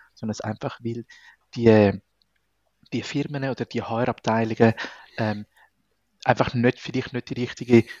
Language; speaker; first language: German; non-native, fluent; Spanish